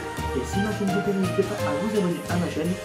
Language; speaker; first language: French; native; French